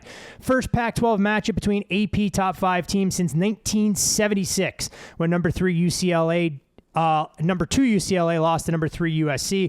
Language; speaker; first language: English; native; English